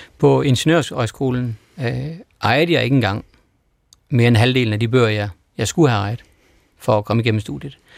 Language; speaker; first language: Danish; native; Danish